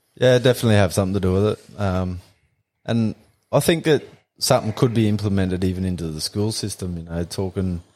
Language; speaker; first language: English; native; English